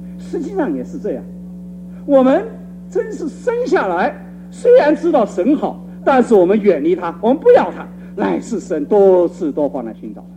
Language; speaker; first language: Chinese; non-native, local second language; Cantonese